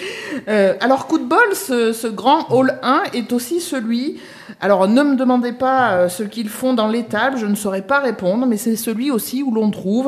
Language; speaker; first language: French; native; French